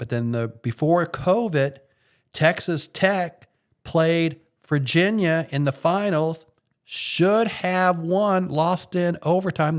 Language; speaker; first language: English; native; English